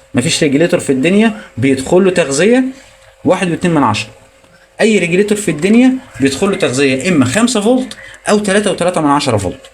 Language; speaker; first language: Arabic; native; Arabic